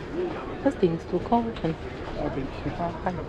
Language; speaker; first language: German; non-native, learner; Russian